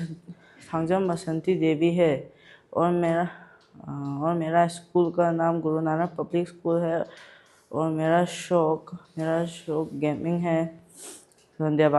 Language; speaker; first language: Hindi; non-native, local second language; Manipuri